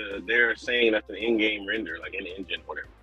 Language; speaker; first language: English; native; English